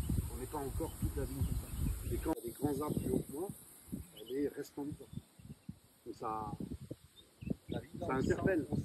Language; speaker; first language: French; native; French